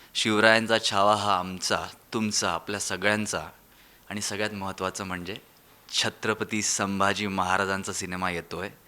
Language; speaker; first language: Marathi; native; Marathi